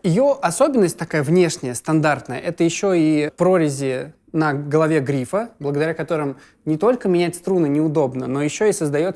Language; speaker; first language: Russian; native; Russian